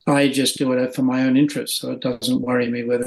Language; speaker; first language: English; native; English